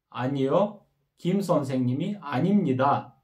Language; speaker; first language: Korean; non-native, learner; Kyrgyz